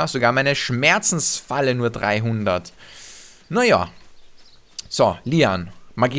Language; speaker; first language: German; native; German